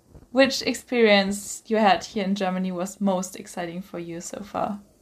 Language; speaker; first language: English; non-native, fluent; German